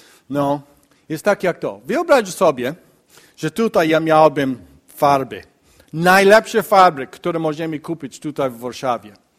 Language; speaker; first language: Polish; non-native, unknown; English